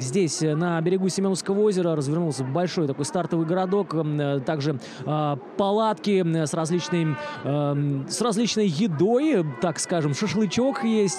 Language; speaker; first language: Russian; native; Russian